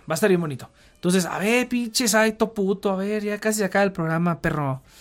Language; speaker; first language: Spanish; native; Spanish